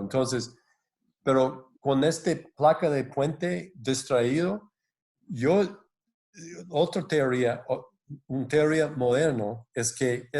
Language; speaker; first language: Spanish; non-native, fluent; English